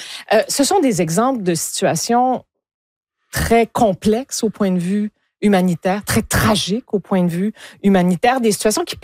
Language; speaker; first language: French; native; French